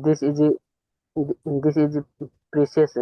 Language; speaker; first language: English; non-native, learner; Hindi